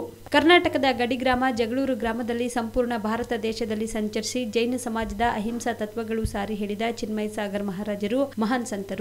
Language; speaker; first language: Kannada; native; Kannada